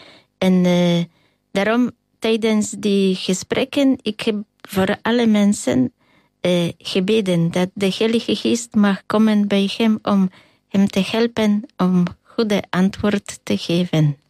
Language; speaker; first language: Dutch; non-native, learner; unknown